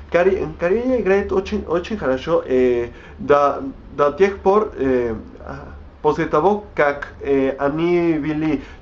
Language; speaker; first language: Russian; non-native, learner; Spanish